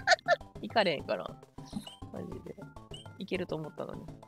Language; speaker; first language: Japanese; native; Japanese